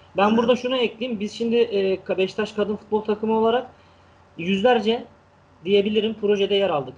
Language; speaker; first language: Turkish; native; Turkish